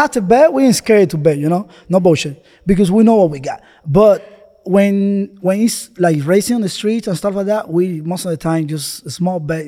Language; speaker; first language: English; non-native, fluent; Spanish